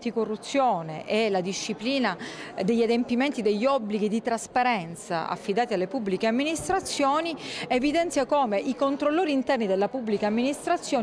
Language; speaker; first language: Italian; native; Italian